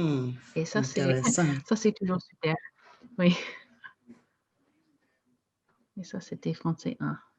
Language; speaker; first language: French; non-native, fluent; English